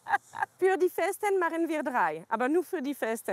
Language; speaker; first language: German; non-native, learner; French